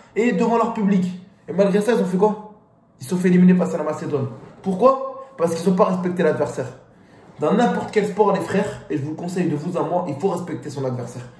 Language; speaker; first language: French; native; French